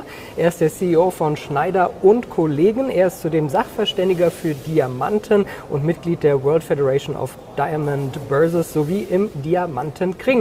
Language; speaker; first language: German; native; German